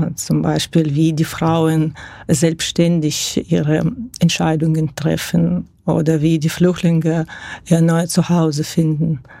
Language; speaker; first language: German; non-native, fluent; Russian